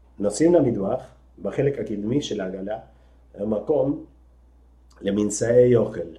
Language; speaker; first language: Hebrew; non-native, fluent; Spanish